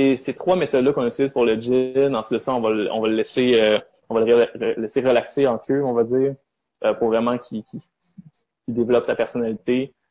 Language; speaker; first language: French; native; French